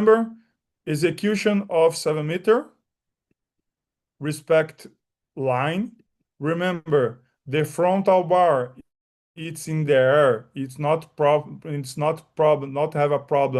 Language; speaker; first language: English; non-native, learner; Portuguese